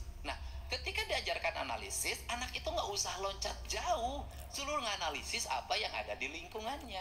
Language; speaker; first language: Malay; non-native, local second language; Sundanese